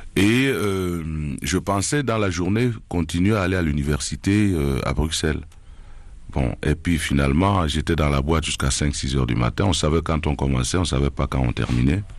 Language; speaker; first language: French; non-native, local second language; Duala